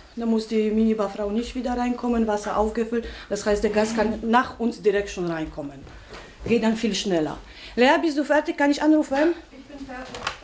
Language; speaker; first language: German; non-native, fluent; Polish